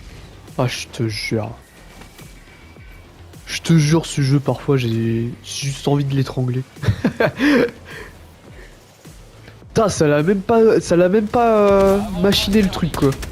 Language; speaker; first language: French; native; French